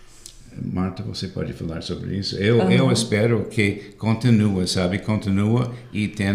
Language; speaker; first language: Portuguese; non-native, fluent; English